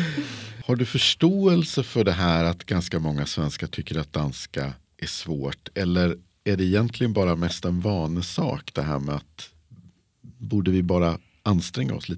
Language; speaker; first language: Swedish; native; Swedish